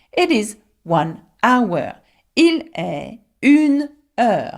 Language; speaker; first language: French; non-native, learner; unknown